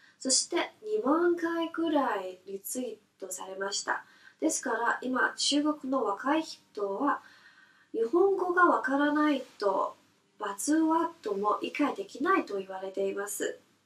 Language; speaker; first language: Japanese; non-native, fluent; Chinese